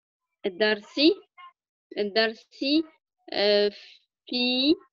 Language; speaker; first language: Arabic; non-native, learner; French